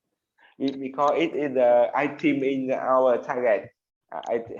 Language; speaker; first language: English; non-native, learner; Vietnamese